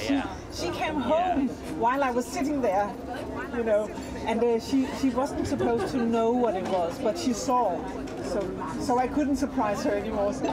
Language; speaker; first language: English; non-native, learner; Danish